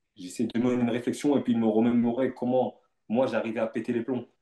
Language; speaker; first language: French; native; French